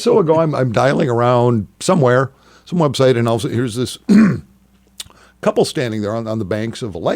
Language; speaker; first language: English; native; English